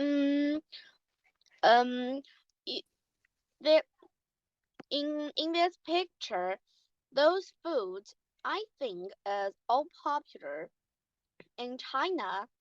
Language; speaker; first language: English; non-native, learner; Chinese